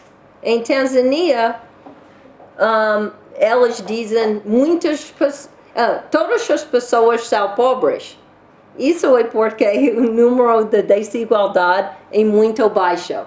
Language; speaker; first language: Portuguese; non-native, learner; English